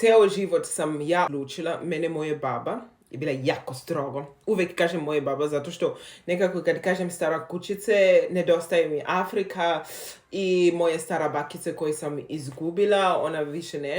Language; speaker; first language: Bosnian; non-native, learner; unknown